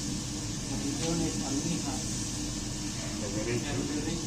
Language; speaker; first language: Spanish; non-native, learner; Filipino